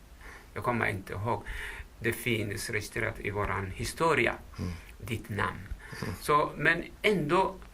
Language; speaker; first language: Swedish; non-native, fluent; Tigrinya